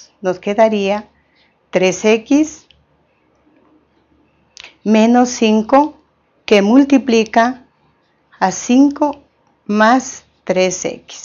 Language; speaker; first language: Spanish; native; Spanish